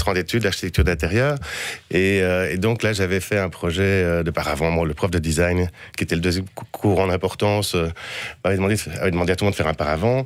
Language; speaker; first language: French; native; French